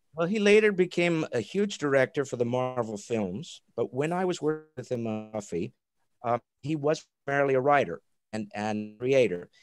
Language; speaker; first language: English; native; English